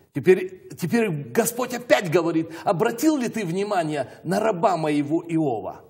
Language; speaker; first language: Russian; native; Russian